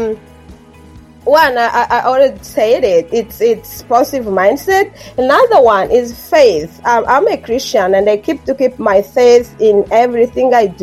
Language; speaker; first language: English; non-native, local second language; Kinyarwanda